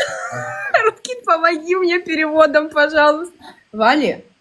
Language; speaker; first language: Russian; native; Russian